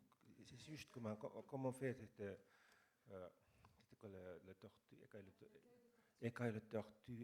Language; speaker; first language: French; non-native, fluent; Finnish